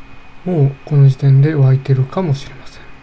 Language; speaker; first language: Japanese; native; Japanese